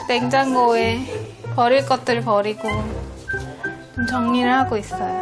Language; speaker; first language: Korean; native; Korean